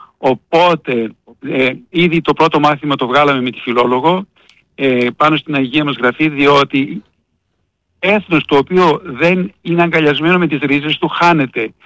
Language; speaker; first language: Greek; native; Greek